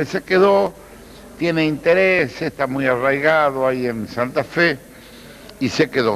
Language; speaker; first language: Spanish; native; Spanish